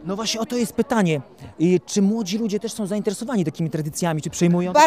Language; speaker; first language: Polish; native; Polish